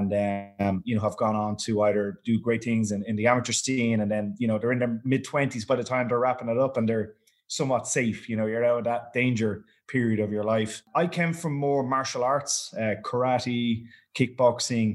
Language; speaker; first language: English; native; English